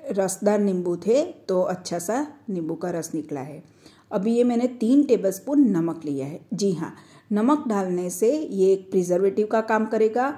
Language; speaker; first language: Hindi; non-native, local second language; Gujarati